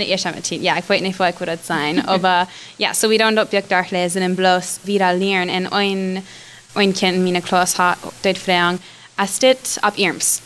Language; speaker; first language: German; non-native, learner; Plautdietsch